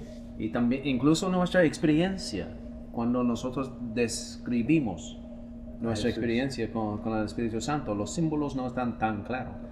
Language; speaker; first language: Spanish; non-native, fluent; English